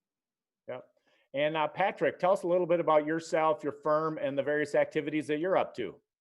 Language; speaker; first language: English; native; English